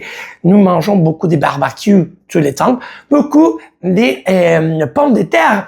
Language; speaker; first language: French; non-native, learner; Spanish